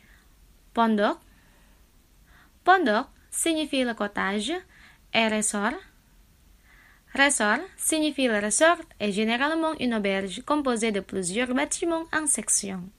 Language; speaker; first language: French; non-native, fluent; Indonesian